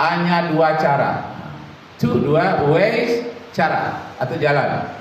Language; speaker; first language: Indonesian; native; Indonesian